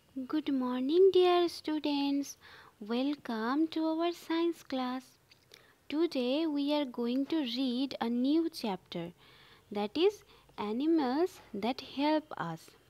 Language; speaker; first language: English; non-native, local second language; Bangla